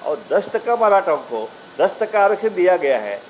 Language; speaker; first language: Hindi; non-native, local second language; Marathi